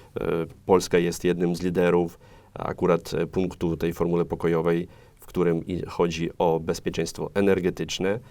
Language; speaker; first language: Polish; non-native, fluent; Ukrainian